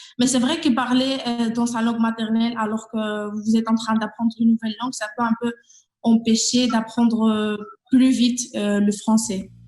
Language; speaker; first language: French; non-native, fluent; Spanish